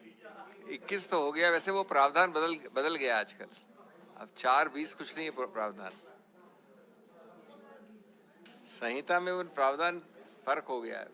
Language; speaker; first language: Hindi; native; Hindi